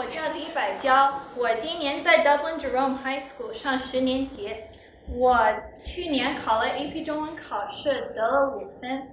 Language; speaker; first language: Chinese; early bilingual, heritage; Chinese